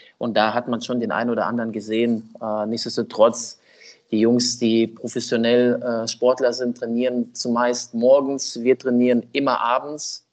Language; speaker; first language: German; early bilingual, other home language; Russian